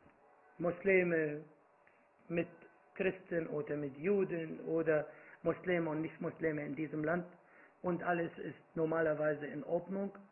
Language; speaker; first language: German; non-native, fluent; Arabic